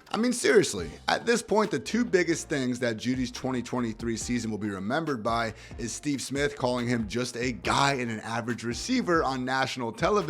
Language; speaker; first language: English; native; English